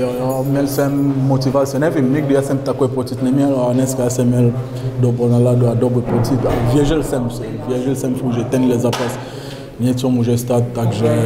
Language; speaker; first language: Czech; non-native, learner; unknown